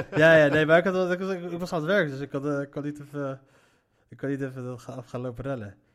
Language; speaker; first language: Dutch; early bilingual, other home language; Arabic